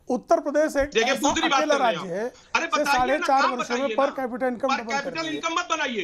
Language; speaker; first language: Hindi; native; Hindi